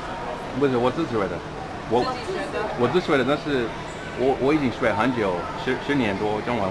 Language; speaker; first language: Chinese; non-native, fluent; English